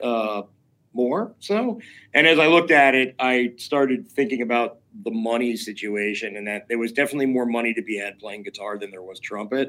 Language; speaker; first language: English; native; English